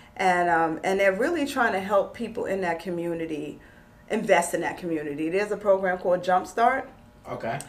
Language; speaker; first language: English; native; English